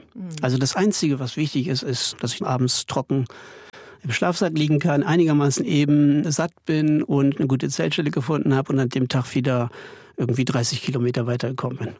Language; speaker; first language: German; native; German